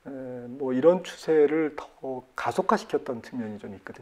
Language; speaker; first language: Korean; native; Korean